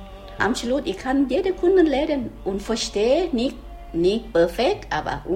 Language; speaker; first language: German; non-native, learner; Thai